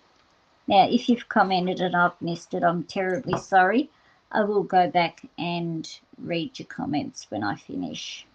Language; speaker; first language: English; native; English